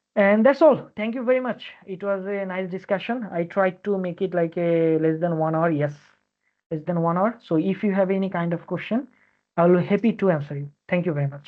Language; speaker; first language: English; non-native, local second language; Bangla